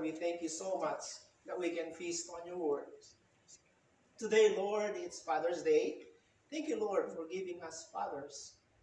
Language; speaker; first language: English; non-native, local second language; Filipino